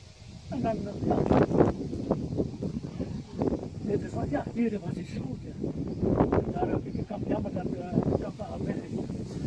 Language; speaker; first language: Dutch; early bilingual, other home language; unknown